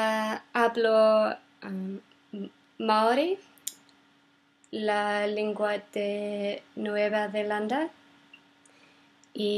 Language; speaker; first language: Spanish; non-native, learner; English